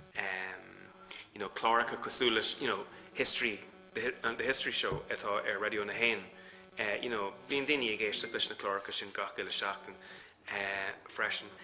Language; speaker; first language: Irish; non-native, local second language; English